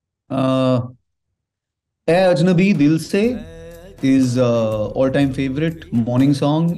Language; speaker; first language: English; non-native, local second language; Hindi